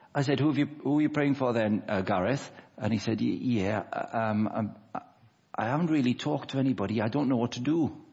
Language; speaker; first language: English; native; English